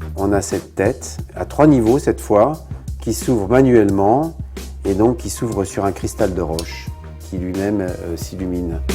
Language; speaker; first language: French; native; French